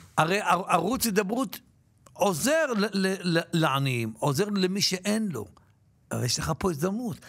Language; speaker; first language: Hebrew; native; Hebrew